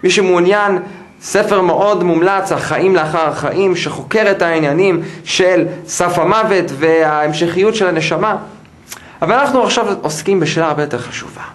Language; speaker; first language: Hebrew; non-native, fluent; English